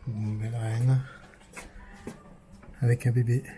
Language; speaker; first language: French; native; French